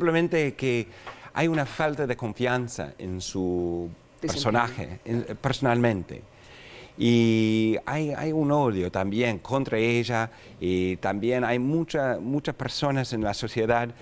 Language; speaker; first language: Spanish; non-native, fluent; English